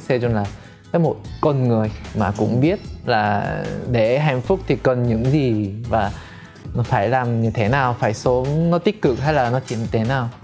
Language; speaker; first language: Vietnamese; non-native, fluent; Korean